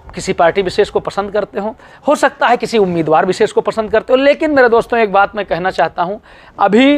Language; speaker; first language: Hindi; native; Hindi